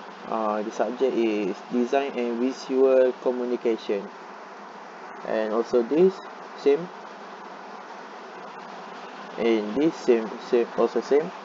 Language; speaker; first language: English; non-native, learner; Malay